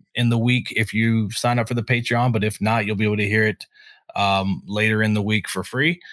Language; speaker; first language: English; native; English